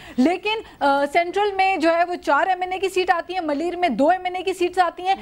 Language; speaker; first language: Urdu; native; Urdu